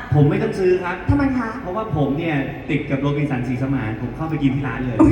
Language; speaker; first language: Thai; native; Thai